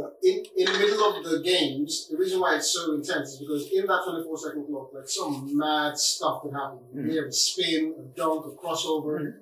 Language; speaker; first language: English; non-native, local second language; Yoruba